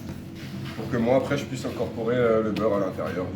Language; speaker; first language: French; native; French